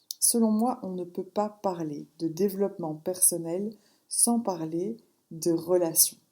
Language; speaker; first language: French; native; French